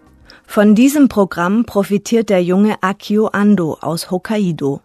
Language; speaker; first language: German; native; German